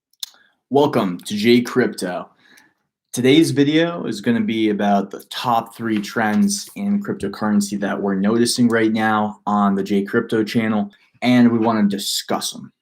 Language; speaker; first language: English; native; English